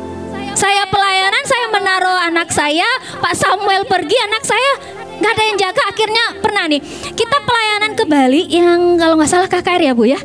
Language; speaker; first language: Indonesian; native; Indonesian